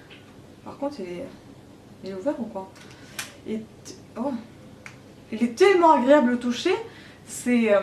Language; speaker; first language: French; non-native, fluent; Russian